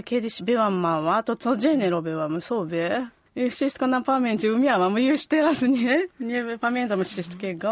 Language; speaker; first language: Polish; non-native, learner; Japanese